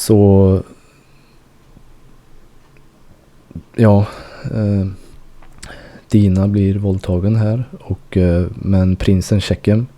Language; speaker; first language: Swedish; native; Swedish